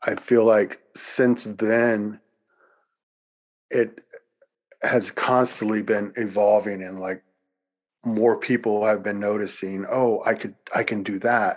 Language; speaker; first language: English; native; English